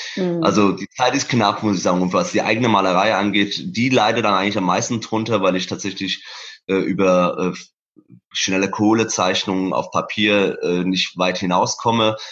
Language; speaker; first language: German; early bilingual, other home language; Persian